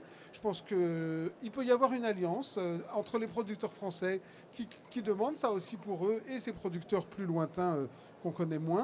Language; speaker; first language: French; native; French